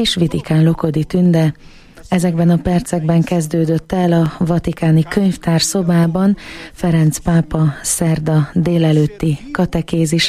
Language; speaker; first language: Hungarian; native; Hungarian